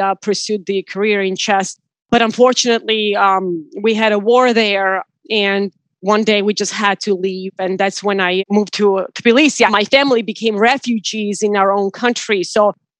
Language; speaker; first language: English; non-native, fluent; Georgian